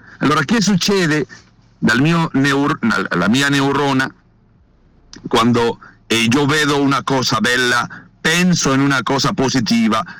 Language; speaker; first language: Italian; non-native, learner; Spanish